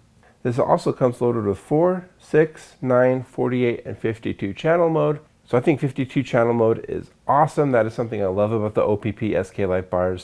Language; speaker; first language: English; native; English